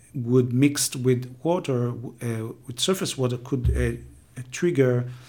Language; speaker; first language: English; non-native, fluent; Hebrew